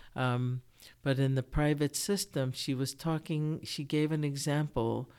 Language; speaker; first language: English; early bilingual, other home language; Japanese